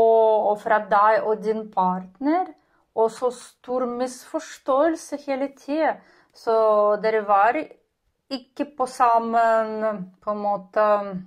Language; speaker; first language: Norwegian; non-native, learner; Ukrainian